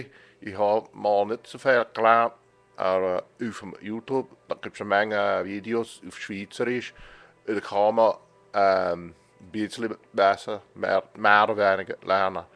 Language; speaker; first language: German; non-native, fluent; English